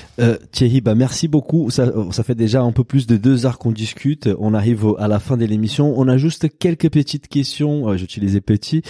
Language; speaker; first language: French; non-native, fluent; Portuguese